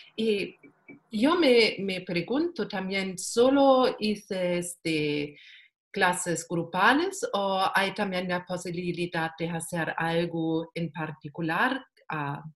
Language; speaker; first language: Spanish; non-native, learner; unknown